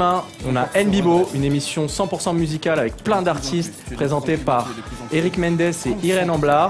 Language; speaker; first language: French; native; French